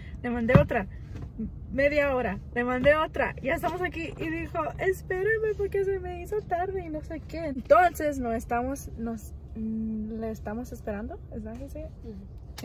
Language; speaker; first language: Spanish; early bilingual, heritage; Spanish